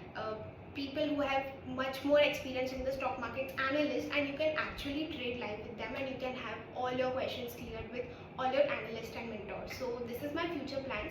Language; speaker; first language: English; non-native, local second language; Hindi